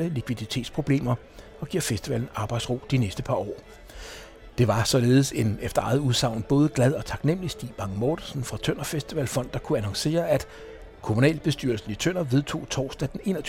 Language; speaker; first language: Danish; native; Danish